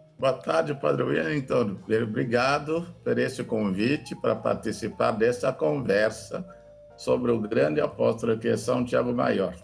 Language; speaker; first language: Portuguese; non-native, fluent; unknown